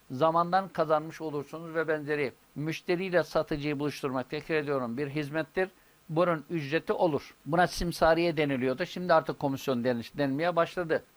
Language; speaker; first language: Turkish; native; Turkish